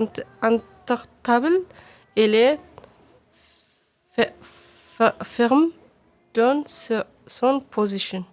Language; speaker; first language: French; non-native, learner; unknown